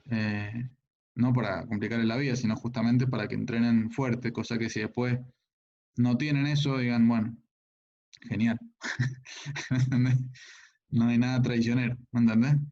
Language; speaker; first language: Spanish; native; Spanish